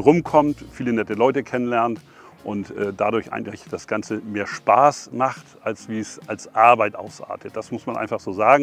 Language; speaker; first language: German; native; German